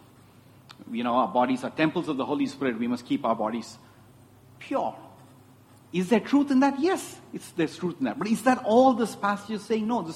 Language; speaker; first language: English; non-native, local second language; Tamil